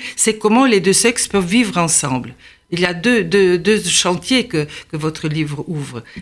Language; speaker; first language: French; non-native, fluent; Bulgarian